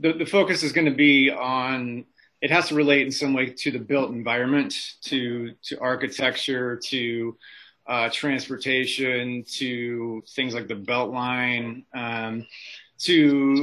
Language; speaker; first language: English; native; English